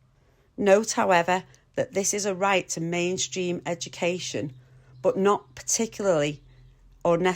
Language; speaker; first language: English; native; English